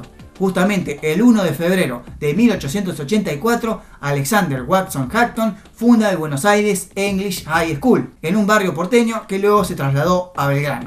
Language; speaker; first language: Spanish; native; Spanish